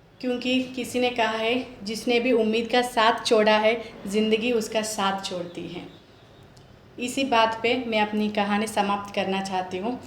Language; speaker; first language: Hindi; non-native, local second language; Telugu